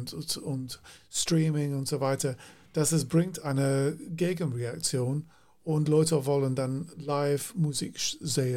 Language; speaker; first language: German; non-native, fluent; English